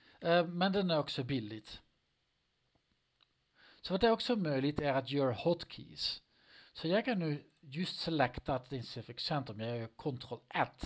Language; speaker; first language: Swedish; non-native, learner; Dutch